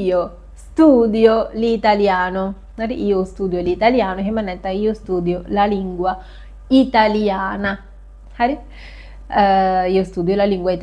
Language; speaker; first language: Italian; non-native, fluent; Sinhala